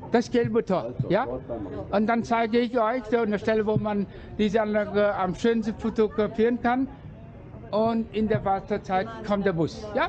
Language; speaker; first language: German; non-native, fluent; Vietnamese